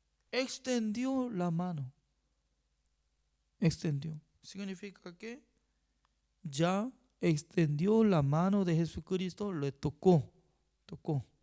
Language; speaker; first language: Spanish; non-native, fluent; Korean